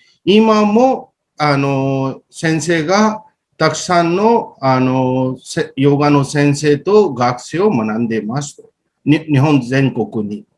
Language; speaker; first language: Japanese; non-native, fluent; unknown